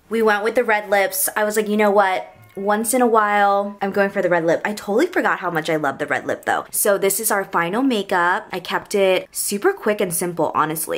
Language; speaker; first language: English; early bilingual, other home language; Vietnamese